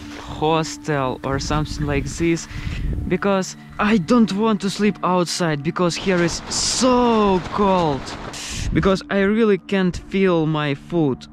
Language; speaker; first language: English; non-native, learner; Russian